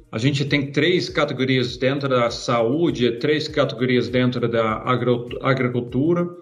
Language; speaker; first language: Portuguese; non-native, fluent; German